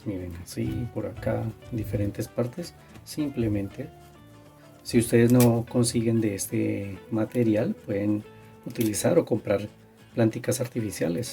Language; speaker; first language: Spanish; native; Spanish